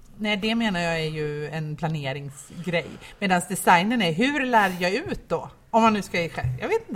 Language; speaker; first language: Swedish; native; Swedish